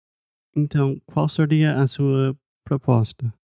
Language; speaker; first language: Portuguese; non-native, fluent; English